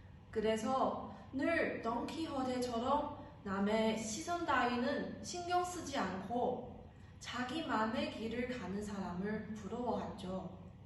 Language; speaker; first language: Korean; non-native, fluent; Chinese